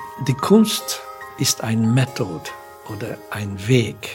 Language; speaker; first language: German; non-native, fluent; Hungarian